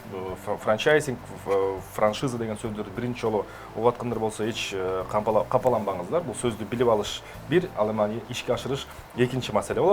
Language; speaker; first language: Kyrgyz; native; Kyrgyz